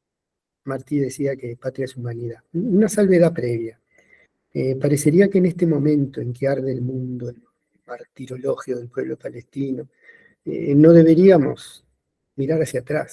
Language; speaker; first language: Spanish; native; Spanish